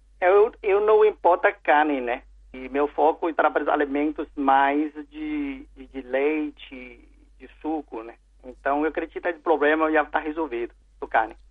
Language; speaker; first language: Portuguese; non-native, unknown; Chinese